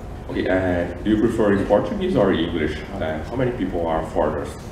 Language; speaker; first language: English; non-native, fluent; Portuguese